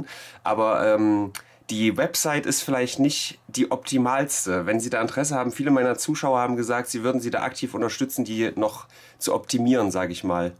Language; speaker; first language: German; native; German